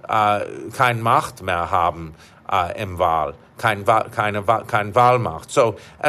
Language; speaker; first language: German; non-native, fluent; English